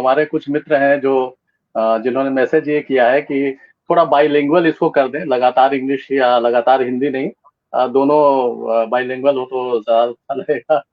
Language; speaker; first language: Hindi; native; Hindi